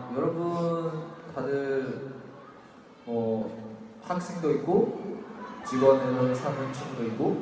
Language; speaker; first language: Korean; non-native, fluent; Chinese